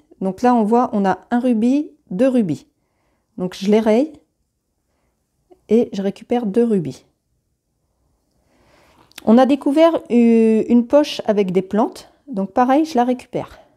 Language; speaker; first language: French; native; French